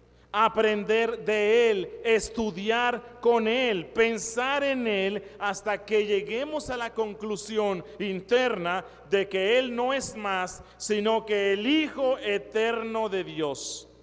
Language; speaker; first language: Spanish; native; Spanish